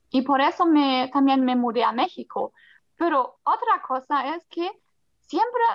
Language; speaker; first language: Spanish; non-native, fluent; German